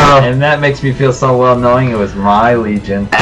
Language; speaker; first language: English; native; English